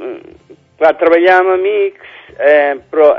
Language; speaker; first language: Catalan; non-native, fluent; English